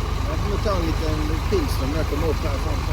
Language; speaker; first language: Swedish; native; Swedish